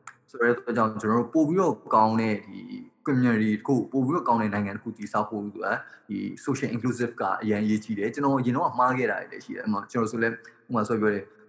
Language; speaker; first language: Burmese; native; Burmese